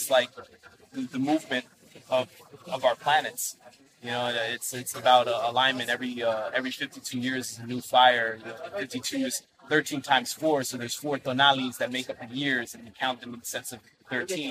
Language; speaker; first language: English; native; English